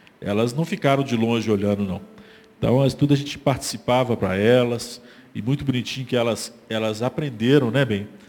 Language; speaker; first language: Portuguese; native; Portuguese